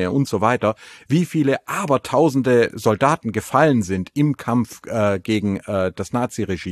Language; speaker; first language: German; native; German